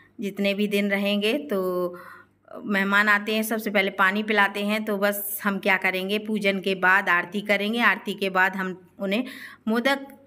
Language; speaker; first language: Hindi; native; Hindi